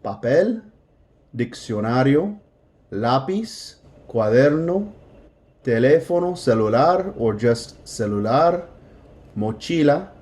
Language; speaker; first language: Spanish; non-native, fluent; English